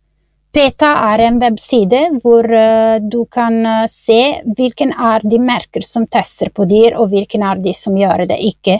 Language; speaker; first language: Norwegian; non-native, fluent; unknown